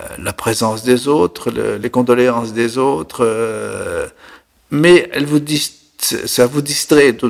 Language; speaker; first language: French; non-native, local second language; Arabic